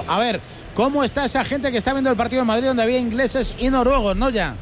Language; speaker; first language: Spanish; native; Spanish